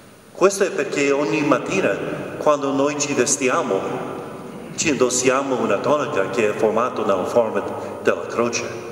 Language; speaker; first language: Italian; non-native, fluent; English